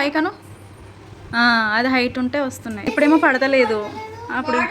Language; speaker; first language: Telugu; native; Telugu